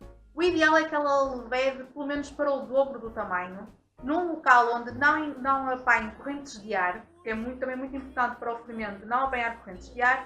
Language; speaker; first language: Portuguese; native; Portuguese